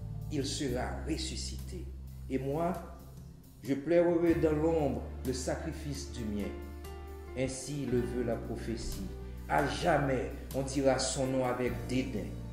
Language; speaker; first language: French; native; French